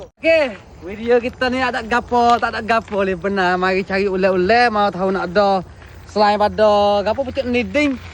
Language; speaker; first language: Malay; native; Malay